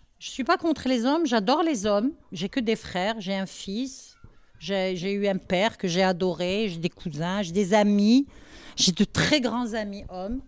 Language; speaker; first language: French; non-native, local second language; Arabic